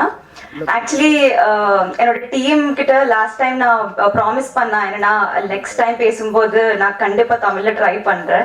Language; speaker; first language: Tamil; non-native, learner; Telugu